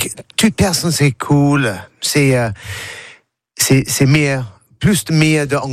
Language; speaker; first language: French; non-native, learner; English